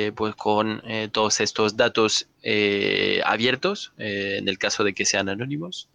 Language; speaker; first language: Spanish; non-native, fluent; French